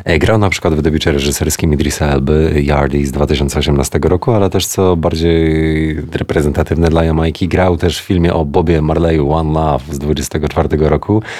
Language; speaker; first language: Polish; native; Polish